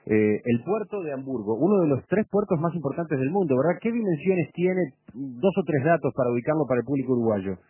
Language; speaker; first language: Spanish; native; Spanish